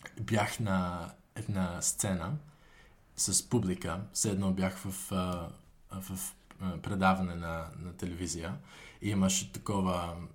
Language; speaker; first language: Bulgarian; non-native, fluent; Dutch